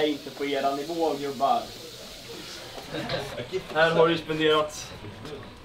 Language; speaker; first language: Swedish; native; Swedish